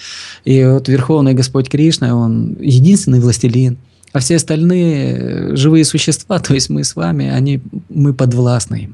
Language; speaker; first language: Russian; native; Russian